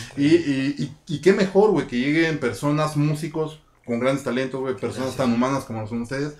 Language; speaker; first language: Spanish; native; Spanish